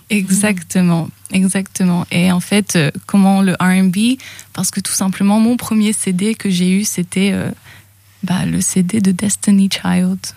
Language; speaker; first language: French; early bilingual, other home language; English